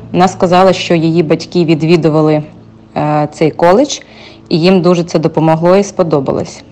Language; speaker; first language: Ukrainian; native; Ukrainian